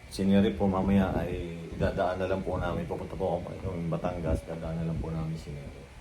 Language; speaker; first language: Filipino; native; Filipino